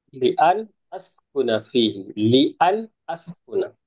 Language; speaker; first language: Arabic; non-native, fluent; Malay